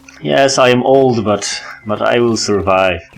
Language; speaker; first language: English; non-native, learner; Polish